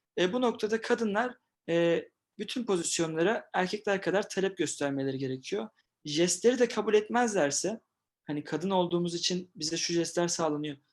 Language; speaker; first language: Turkish; native; Turkish